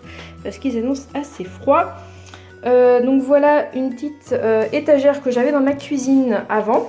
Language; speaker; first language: French; native; French